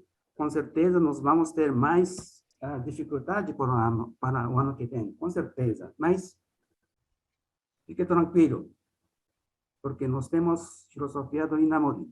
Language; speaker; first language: Portuguese; non-native, fluent; Japanese